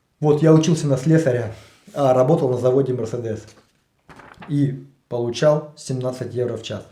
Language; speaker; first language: Russian; native; Russian